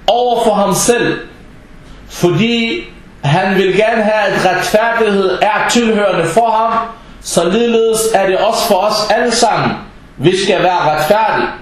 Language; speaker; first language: Danish; non-native, local second language; Arabic